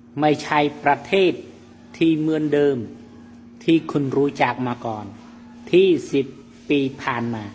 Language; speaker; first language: Thai; non-native, learner; Khmer